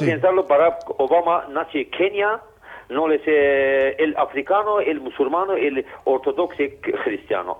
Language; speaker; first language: Spanish; non-native, learner; Azerbaijani